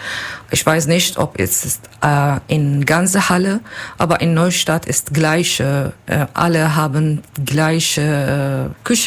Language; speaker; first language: German; non-native, learner; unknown